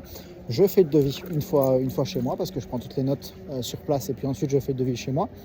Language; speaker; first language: French; native; French